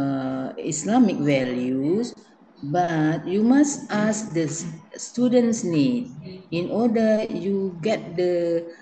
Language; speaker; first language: English; non-native, learner; Indonesian